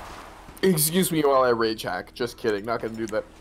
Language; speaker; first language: English; native; English